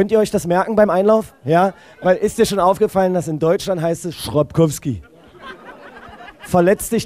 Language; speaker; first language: German; native; German